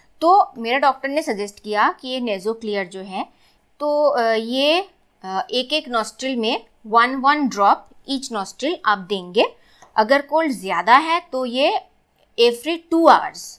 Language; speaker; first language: Hindi; non-native, local second language; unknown